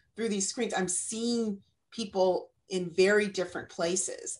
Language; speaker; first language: English; native; English